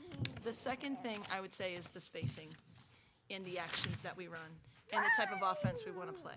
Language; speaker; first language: English; native; English